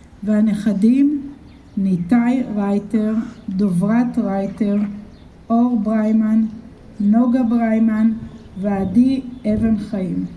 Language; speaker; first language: Hebrew; native; Hebrew